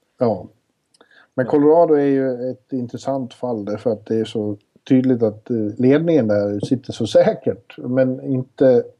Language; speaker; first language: Swedish; native; Swedish